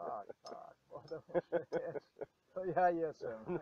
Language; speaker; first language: Polish; non-native, learner; Croatian